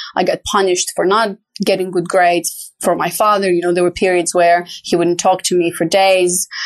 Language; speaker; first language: English; non-native, fluent; Romanian